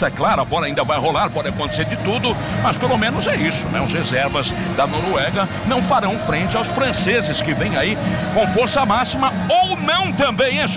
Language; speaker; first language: Portuguese; native; Portuguese